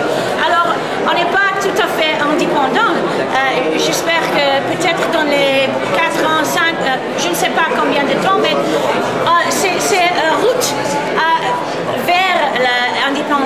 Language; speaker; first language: French; non-native, fluent; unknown